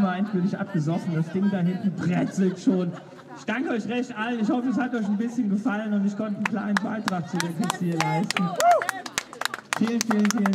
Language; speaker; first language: German; native; German